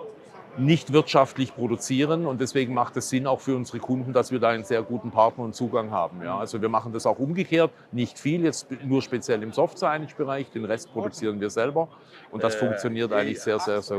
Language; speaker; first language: German; native; German